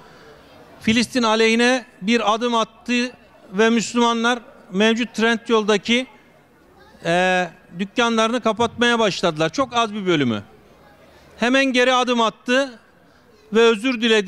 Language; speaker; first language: Turkish; native; Turkish